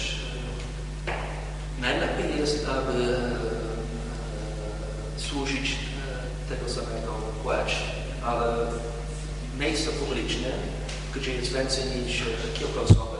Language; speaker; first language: Polish; non-native, learner; English